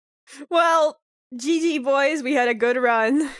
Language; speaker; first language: English; non-native, fluent; Polish